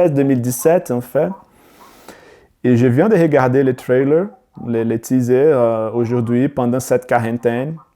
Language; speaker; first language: French; non-native, learner; Portuguese